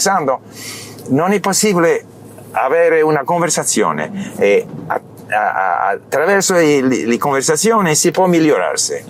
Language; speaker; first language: Italian; non-native, learner; English